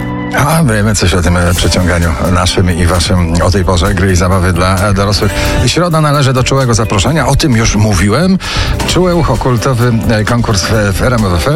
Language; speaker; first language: Polish; native; Polish